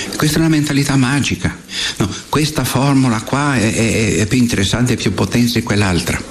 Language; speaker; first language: Italian; non-native, fluent; Portuguese